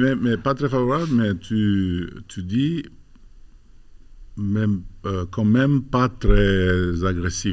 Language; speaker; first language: French; non-native, fluent; Albanian